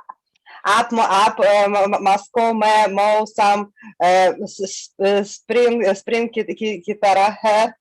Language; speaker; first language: Hindi; non-native, learner; Russian